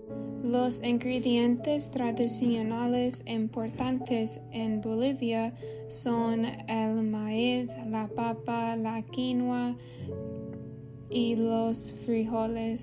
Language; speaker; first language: Spanish; non-native, learner; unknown